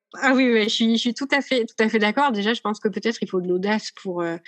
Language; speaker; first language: French; native; French